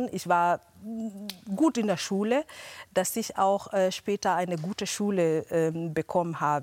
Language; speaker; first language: German; non-native, fluent; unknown